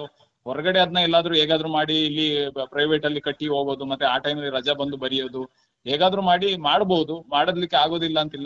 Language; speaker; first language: Kannada; non-native, local second language; Kodava